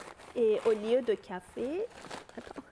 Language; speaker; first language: French; non-native, fluent; Persian